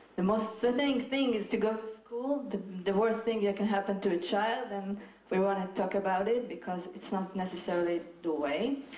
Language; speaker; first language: English; non-native, fluent; Hebrew